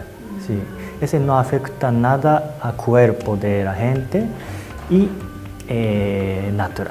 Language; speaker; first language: Spanish; non-native, learner; Japanese